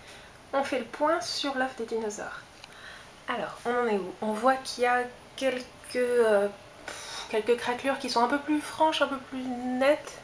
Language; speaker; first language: French; native; French